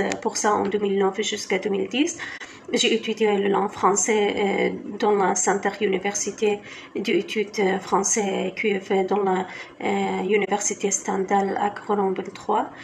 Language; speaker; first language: French; non-native, learner; Kurdish